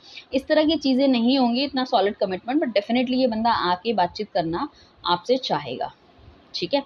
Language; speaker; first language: Hindi; native; Hindi